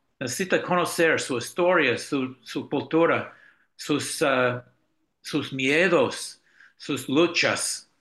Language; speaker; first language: Spanish; non-native, fluent; English